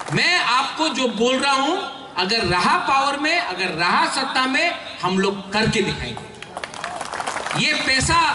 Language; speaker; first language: Hindi; non-native, local second language; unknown